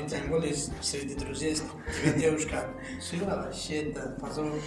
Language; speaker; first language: Russian; non-native, fluent; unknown